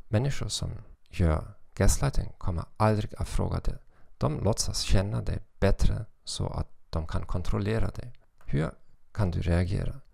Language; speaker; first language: Swedish; non-native, fluent; German